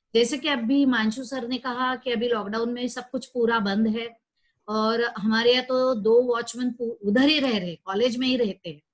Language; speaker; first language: Hindi; non-native, local second language; Marathi